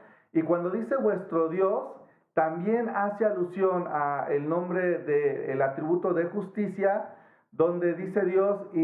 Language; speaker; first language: Spanish; native; Spanish